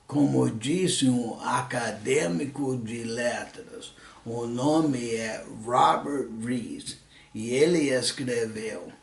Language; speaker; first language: Portuguese; early bilingual, other home language; English